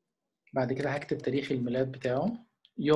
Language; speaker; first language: Arabic; native; Arabic